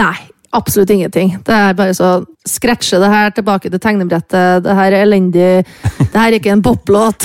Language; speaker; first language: Norwegian; native; Norwegian